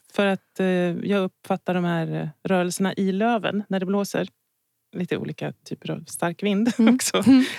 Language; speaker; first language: Swedish; native; Swedish